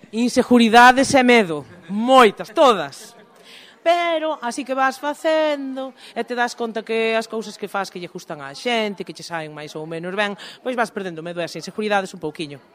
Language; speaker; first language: Galician; native; Galician